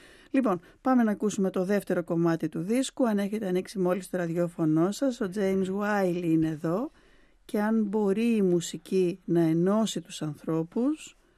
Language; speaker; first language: Greek; native; Greek